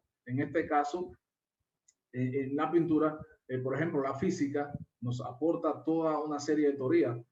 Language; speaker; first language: Spanish; native; Spanish